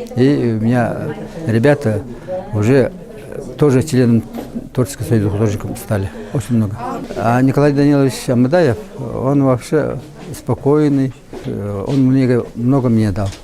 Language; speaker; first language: Russian; non-native, local second language; Yakut